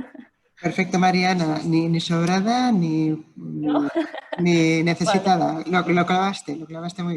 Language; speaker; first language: Spanish; native; Spanish